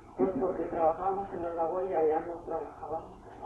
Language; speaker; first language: Spanish; early bilingual, heritage; Spanish